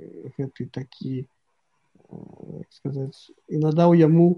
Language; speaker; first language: Belarusian; native; Belarusian